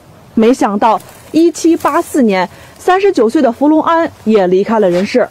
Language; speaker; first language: Chinese; native; Chinese